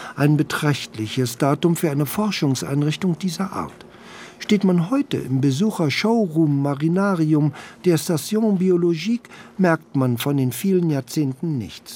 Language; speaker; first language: German; native; German